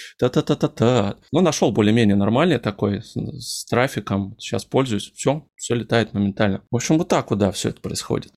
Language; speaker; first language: Russian; native; Russian